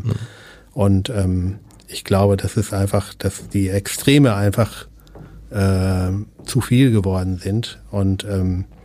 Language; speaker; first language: German; native; German